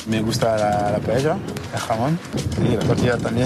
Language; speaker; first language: Spanish; non-native, learner; French